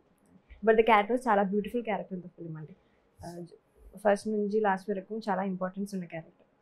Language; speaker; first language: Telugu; non-native, learner; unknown